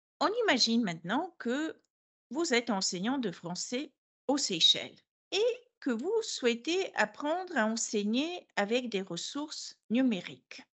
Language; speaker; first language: French; non-native, fluent; Bulgarian